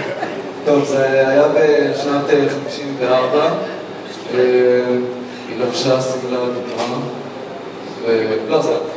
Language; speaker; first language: Hebrew; native; Hebrew